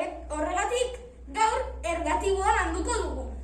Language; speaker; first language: Basque; non-native, local second language; Spanish